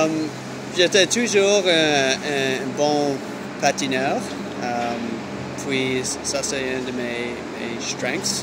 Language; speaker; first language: French; non-native, learner; English